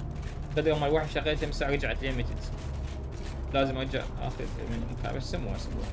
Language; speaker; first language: Arabic; native; Arabic